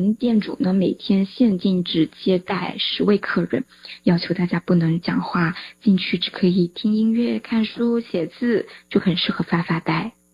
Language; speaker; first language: Chinese; native; Chinese